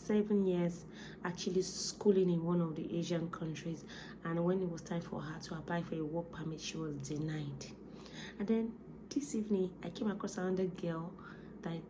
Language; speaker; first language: English; non-native, local second language; Yoruba